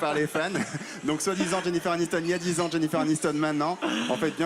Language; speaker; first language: French; native; French